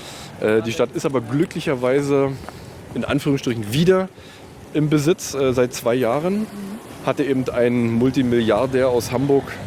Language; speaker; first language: German; native; German